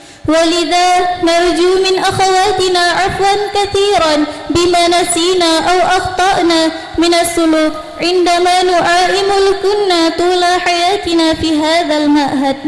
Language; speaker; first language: Arabic; non-native, learner; Indonesian